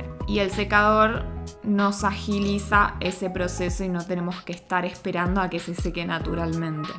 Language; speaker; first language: Spanish; native; Spanish